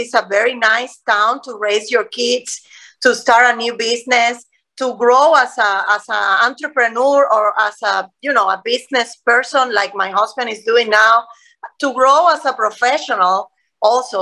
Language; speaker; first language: English; non-native, fluent; Spanish